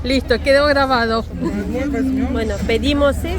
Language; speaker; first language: Spanish; non-native, fluent; Russian